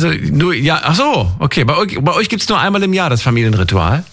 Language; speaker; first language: German; native; German